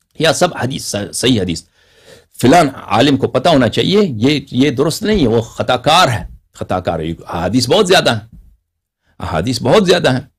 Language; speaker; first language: Urdu; non-native, local second language; Persian